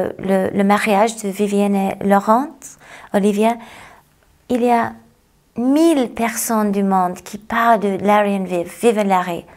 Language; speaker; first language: French; non-native, fluent; English